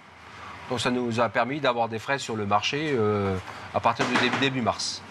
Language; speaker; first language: French; native; French